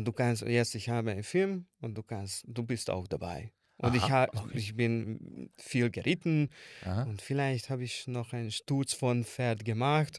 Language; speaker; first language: German; non-native, learner; Hungarian